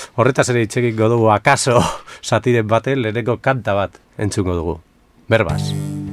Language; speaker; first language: Basque; native; Basque